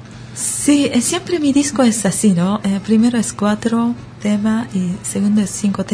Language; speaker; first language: Spanish; non-native, learner; Japanese